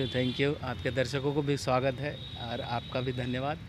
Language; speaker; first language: Hindi; native; Hindi